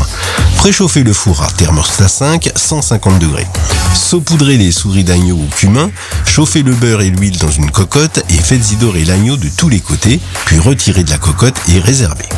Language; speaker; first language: French; native; French